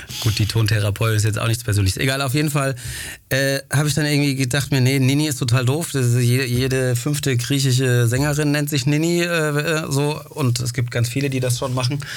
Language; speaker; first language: German; early bilingual, other home language; Greek